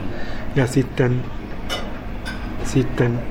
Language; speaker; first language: Finnish; non-native, fluent; Turkish